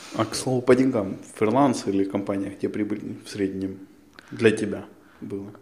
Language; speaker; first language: Russian; native; Russian